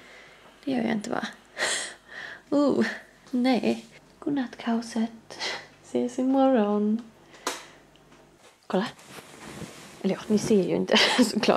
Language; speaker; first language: Swedish; native; Swedish